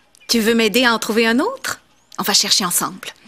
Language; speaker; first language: French; native; French